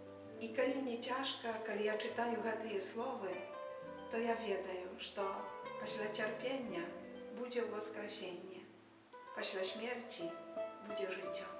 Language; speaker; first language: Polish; non-native, learner; Belarusian